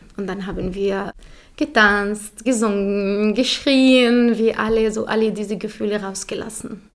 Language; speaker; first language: German; non-native, fluent; Arabic